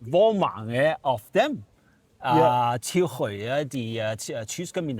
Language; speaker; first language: Danish; non-native, learner; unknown